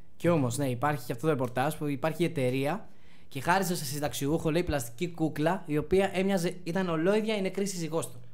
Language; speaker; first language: Greek; native; Greek